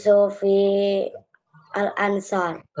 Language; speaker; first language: Arabic; non-native, learner; Indonesian